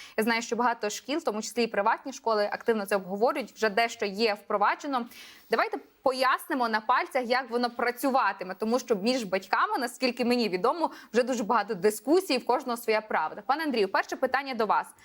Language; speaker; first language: Ukrainian; native; Ukrainian